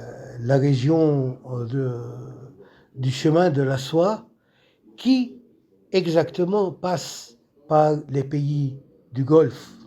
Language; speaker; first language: French; non-native, local second language; Arabic